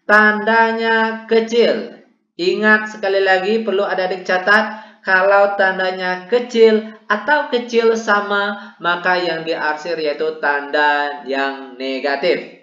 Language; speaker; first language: Indonesian; native; Indonesian